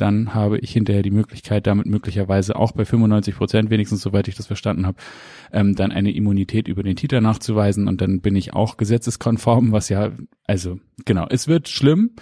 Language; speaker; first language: German; native; German